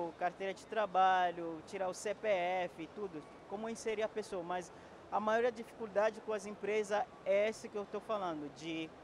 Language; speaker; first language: Portuguese; non-native, fluent; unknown